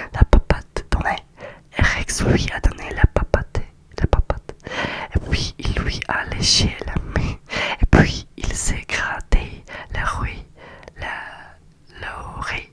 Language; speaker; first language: French; non-native, learner; Russian